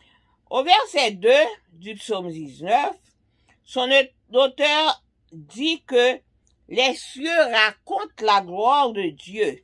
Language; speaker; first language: French; non-native, local second language; Haitian Creole